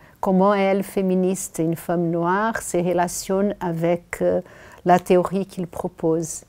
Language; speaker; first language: French; non-native, fluent; Portuguese